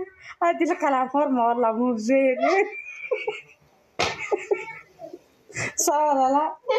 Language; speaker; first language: Arabic; non-native, learner; Oromo